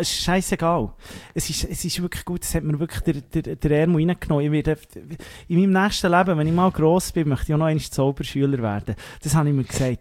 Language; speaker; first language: German; native; German